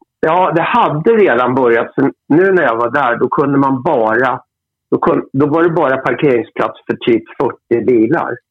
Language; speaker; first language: Swedish; native; Swedish